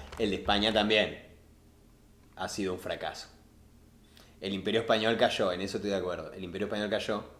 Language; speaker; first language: Spanish; native; Spanish